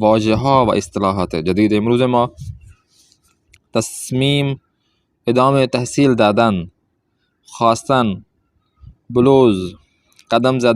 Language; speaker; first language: Persian; non-native, fluent; Urdu